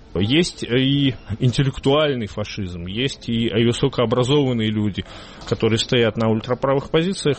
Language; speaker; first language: Russian; native; Russian